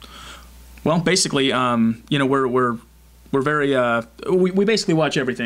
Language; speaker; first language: English; native; English